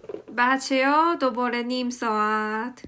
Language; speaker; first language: Persian; non-native, learner; Korean